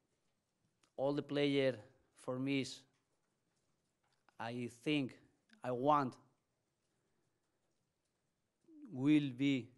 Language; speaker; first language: English; non-native, learner; Spanish